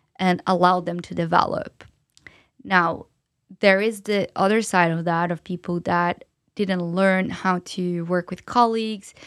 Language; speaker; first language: English; non-native, fluent; Portuguese